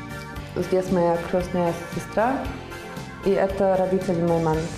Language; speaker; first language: Russian; non-native, learner; Serbian